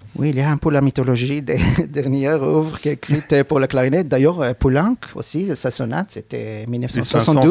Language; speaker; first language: French; non-native, fluent; Hebrew